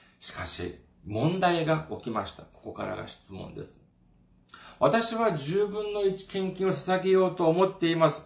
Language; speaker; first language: Japanese; non-native, fluent; Korean